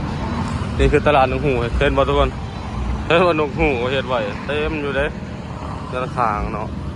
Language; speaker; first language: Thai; non-native, local second language; Northeastern Thai